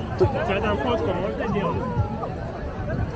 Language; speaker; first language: Portuguese; non-native, learner; Russian